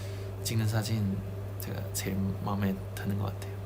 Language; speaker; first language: Korean; non-native, fluent; Chinese